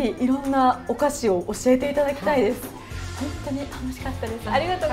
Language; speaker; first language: Japanese; native; Japanese